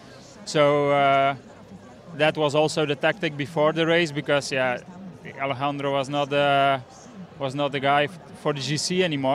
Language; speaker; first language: English; non-native, fluent; Dutch